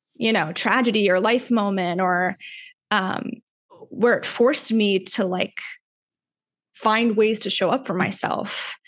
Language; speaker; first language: English; native; English